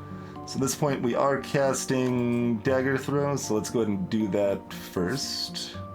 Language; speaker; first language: English; native; English